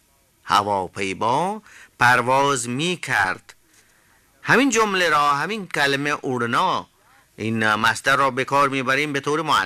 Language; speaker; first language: Persian; non-native, fluent; Hindi